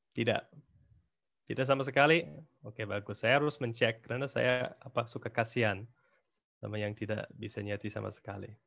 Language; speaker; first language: Indonesian; non-native, fluent; English